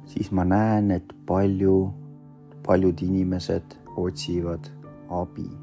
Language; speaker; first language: Estonian; early bilingual, other home language; Russian